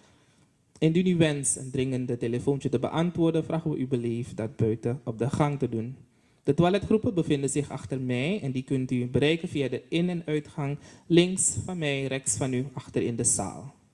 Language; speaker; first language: Dutch; native; Dutch